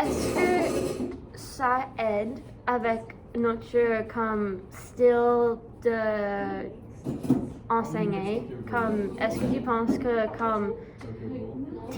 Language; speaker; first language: French; non-native, learner; English